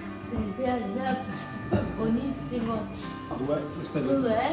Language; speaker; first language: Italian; non-native, learner; Japanese